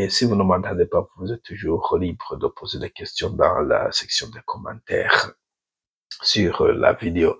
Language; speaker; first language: French; non-native, local second language; Rundi